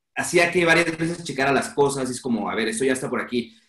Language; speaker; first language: Spanish; native; Spanish